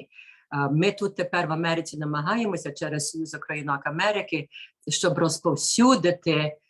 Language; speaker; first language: Ukrainian; early bilingual, heritage; Ukrainian